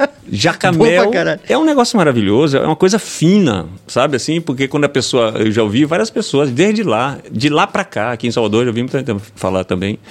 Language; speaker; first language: Portuguese; native; Portuguese